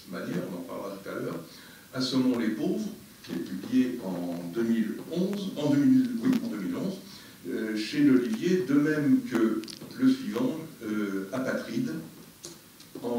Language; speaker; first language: French; native; French